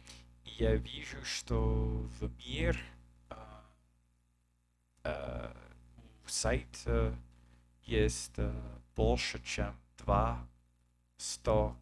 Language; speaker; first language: Russian; non-native, learner; English